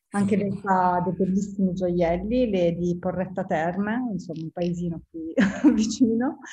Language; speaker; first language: Italian; native; Italian